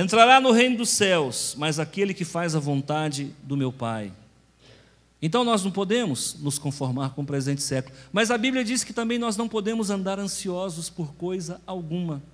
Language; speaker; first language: Portuguese; native; Portuguese